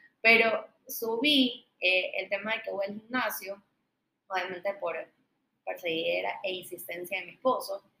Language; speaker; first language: Spanish; native; Spanish